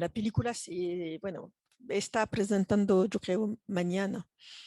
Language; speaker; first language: Spanish; non-native, fluent; French